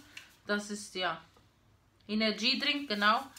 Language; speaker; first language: German; non-native, fluent; Portuguese